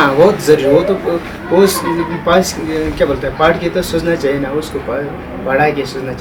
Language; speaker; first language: Hindi; non-native, local second language; Ladakhi